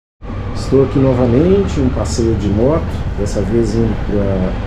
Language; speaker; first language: Portuguese; native; Portuguese